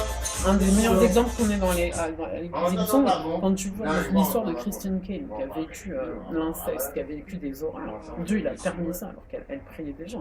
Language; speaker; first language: French; native; French